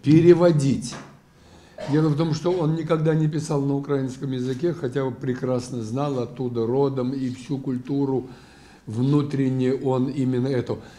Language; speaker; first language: Russian; native; Russian